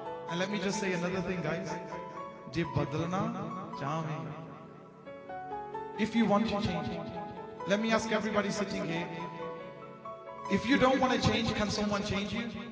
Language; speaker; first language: English; early bilingual, other home language; Punjabi